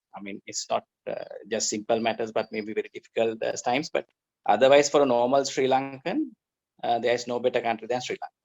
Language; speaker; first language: English; non-native, local second language; Sinhala